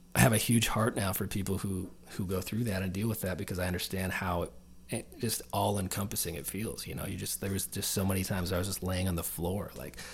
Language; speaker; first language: English; native; English